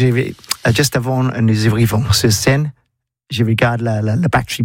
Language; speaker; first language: French; non-native, learner; English